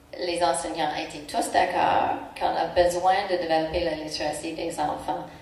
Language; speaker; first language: French; non-native, local second language; English